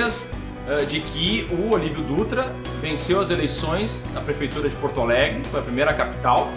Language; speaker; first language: Portuguese; native; Portuguese